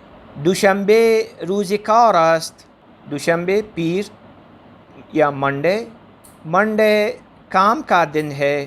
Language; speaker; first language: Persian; non-native, fluent; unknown